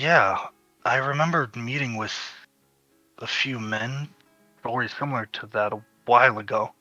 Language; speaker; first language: English; native; English